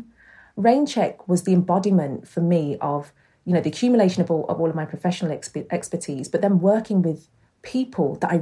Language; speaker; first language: English; native; English